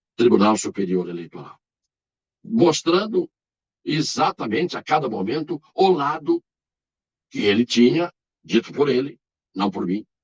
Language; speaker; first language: Portuguese; native; Portuguese